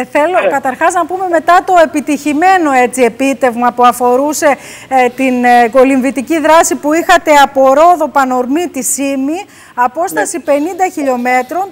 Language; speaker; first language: Greek; native; Greek